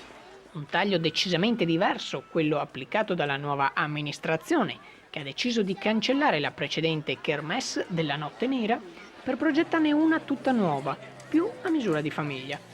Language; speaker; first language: Italian; native; Italian